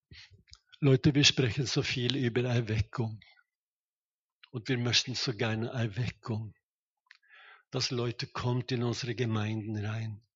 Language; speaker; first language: German; non-native, fluent; Norwegian